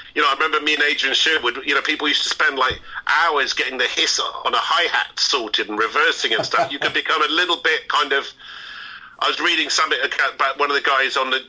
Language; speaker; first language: English; native; English